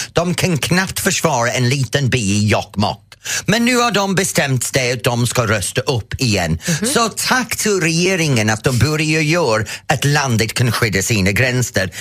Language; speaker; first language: Swedish; non-native, fluent; English